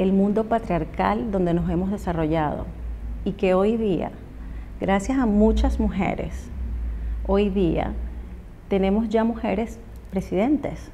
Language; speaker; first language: Spanish; native; Spanish